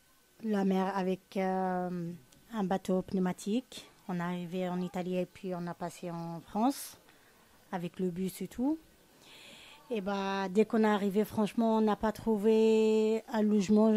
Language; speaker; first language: French; non-native, learner; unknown